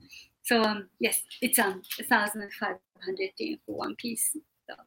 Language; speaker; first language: English; non-native, fluent; Japanese